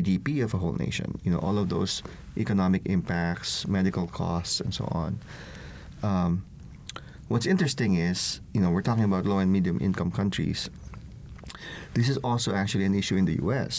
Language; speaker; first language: English; non-native, local second language; Filipino